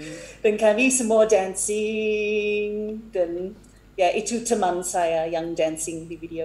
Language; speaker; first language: Indonesian; non-native, fluent; English